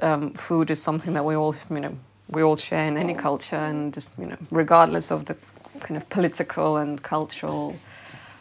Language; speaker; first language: English; non-native, fluent; Russian